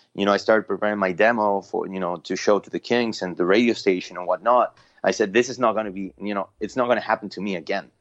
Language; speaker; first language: English; non-native, fluent; Spanish